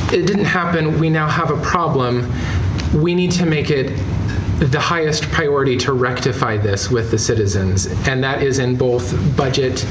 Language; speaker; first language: English; native; English